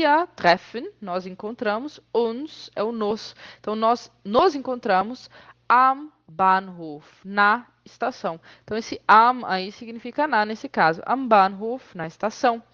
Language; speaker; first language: Portuguese; native; Portuguese